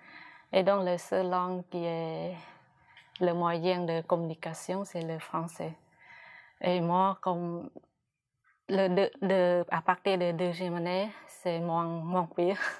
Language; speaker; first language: French; non-native, fluent; Khmer